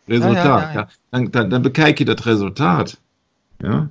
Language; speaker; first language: Dutch; non-native, learner; German